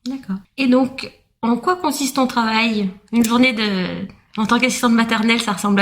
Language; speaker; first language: French; native; French